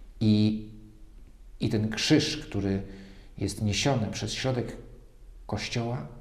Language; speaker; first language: Polish; native; Polish